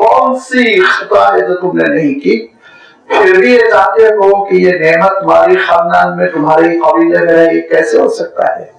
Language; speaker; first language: Urdu; native; Urdu